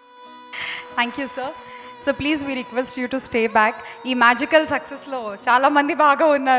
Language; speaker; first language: Telugu; native; Telugu